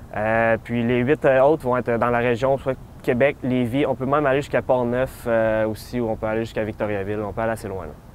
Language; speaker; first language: French; native; French